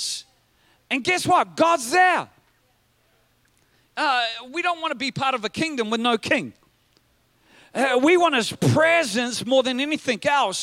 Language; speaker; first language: English; native; English